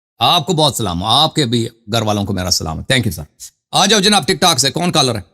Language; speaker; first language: Urdu; non-native, fluent; Persian